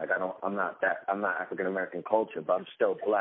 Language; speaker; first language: English; native; English